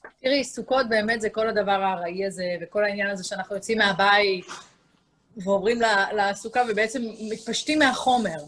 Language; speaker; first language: Hebrew; native; Hebrew